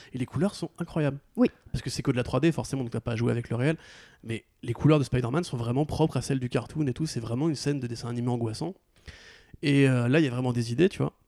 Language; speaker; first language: French; native; French